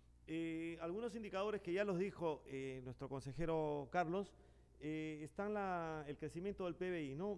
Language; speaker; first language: Spanish; native; Spanish